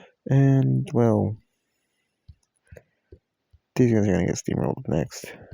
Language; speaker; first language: English; native; English